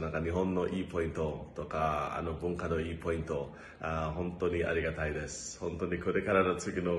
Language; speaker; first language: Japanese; non-native, fluent; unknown